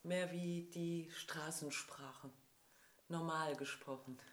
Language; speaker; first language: German; native; German